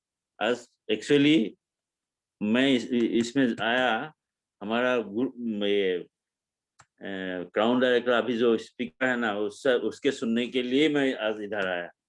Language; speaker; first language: Hindi; non-native, local second language; Assamese